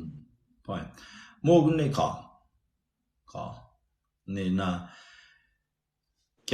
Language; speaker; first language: Māori; non-native, local second language; English